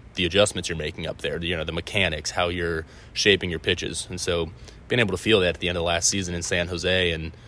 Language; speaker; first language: English; native; English